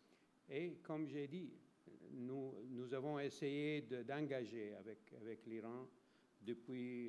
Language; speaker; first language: French; non-native, fluent; Arabic